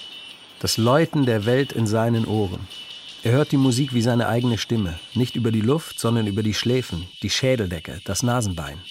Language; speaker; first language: German; native; German